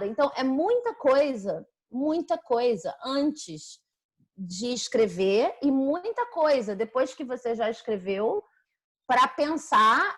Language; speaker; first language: Portuguese; native; Portuguese